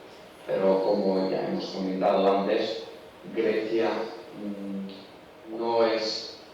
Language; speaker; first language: Spanish; non-native, learner; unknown